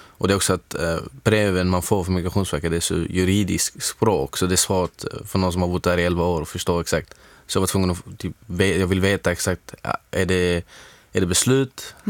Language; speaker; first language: Swedish; non-native, fluent; Arabic